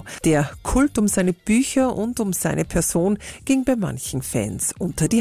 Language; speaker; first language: German; native; German